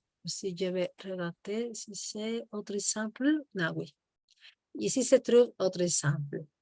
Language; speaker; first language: French; non-native, fluent; Spanish